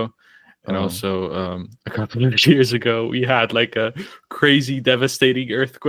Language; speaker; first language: English; non-native, fluent; Croatian